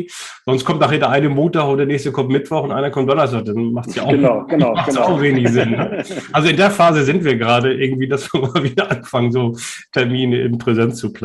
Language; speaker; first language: German; native; German